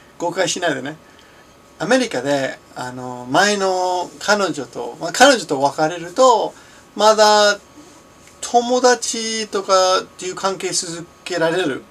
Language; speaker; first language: Japanese; non-native, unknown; English